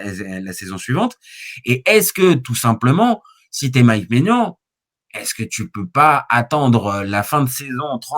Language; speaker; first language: French; native; French